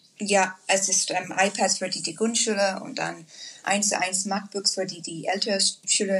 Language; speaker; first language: German; non-native, learner; English